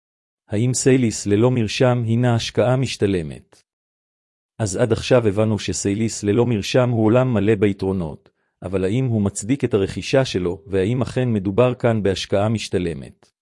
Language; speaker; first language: Hebrew; native; Hebrew